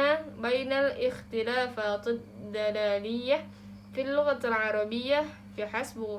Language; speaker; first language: Arabic; non-native, learner; Indonesian